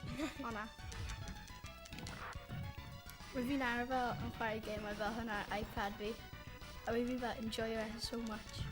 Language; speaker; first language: Welsh; non-native, local second language; English